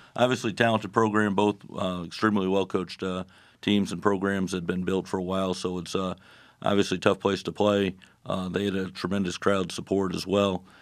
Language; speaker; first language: English; native; English